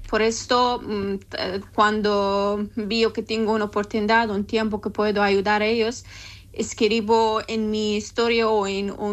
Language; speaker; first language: Spanish; non-native, learner; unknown